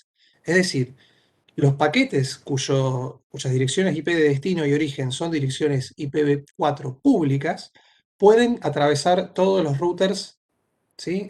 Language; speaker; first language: Spanish; native; Spanish